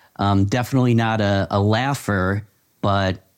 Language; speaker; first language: English; native; English